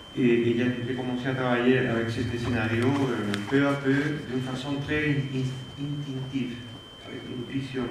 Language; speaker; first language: French; non-native, fluent; Spanish